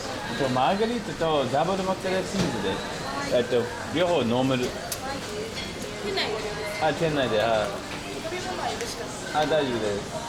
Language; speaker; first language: Japanese; non-native, learner; English